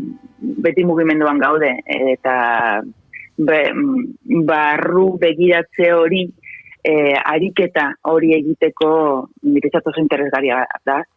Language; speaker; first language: Basque; non-native, local second language; Spanish